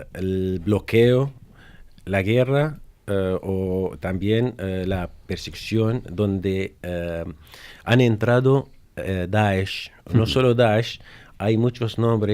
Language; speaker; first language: Spanish; non-native, fluent; Arabic